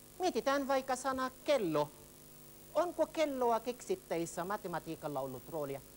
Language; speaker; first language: Finnish; non-native, fluent; Arabic